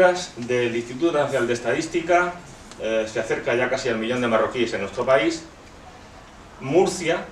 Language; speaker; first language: Spanish; native; Spanish